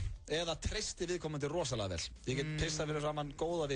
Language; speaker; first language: Icelandic; native; Icelandic